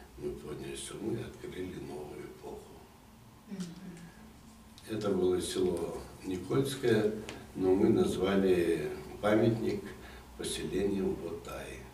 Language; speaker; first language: Russian; native; Russian